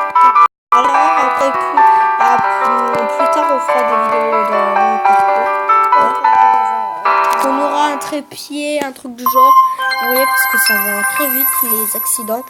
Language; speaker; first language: French; native; French